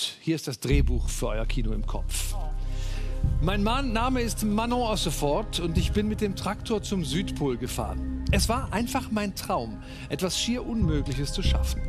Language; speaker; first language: German; native; German